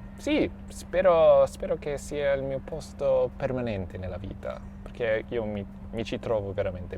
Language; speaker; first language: Italian; non-native, fluent; English